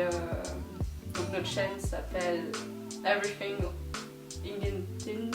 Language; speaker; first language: French; native; French